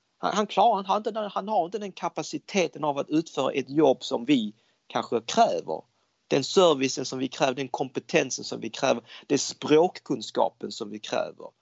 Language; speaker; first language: Swedish; early bilingual, other home language; Cantonese